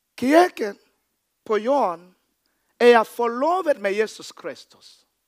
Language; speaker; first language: Danish; non-native, fluent; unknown